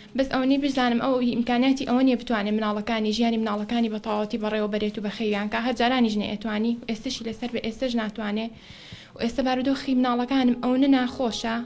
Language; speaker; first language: Central Kurdish; native; Central Kurdish